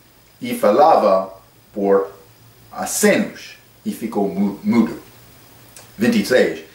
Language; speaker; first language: Portuguese; non-native, fluent; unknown